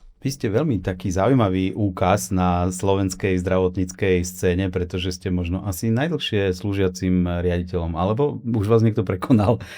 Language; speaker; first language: Slovak; native; Slovak